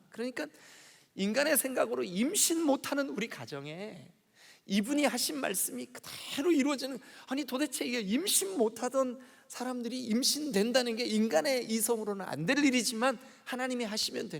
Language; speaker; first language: Korean; native; Korean